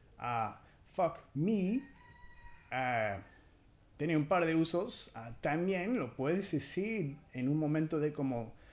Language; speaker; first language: Spanish; non-native, fluent; English